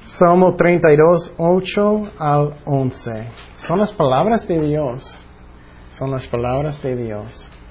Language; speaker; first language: Spanish; non-native, fluent; English